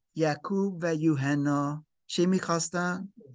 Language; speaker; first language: Persian; non-native, learner; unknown